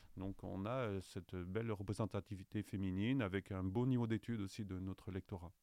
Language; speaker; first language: French; native; French